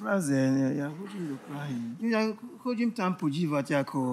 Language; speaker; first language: Czech; non-native, learner; English